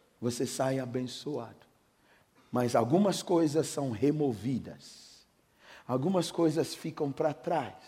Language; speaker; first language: Portuguese; non-native, fluent; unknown